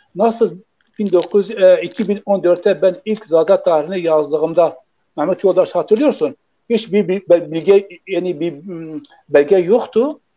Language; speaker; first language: Turkish; non-native, local second language; Kurdish